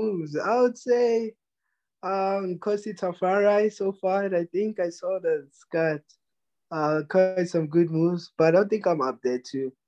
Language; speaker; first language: English; non-native, local second language; Zulu